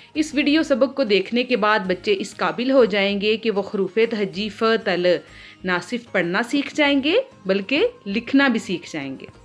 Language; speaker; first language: Hindi; non-native, local second language; Punjabi